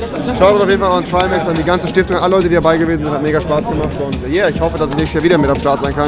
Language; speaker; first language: German; native; German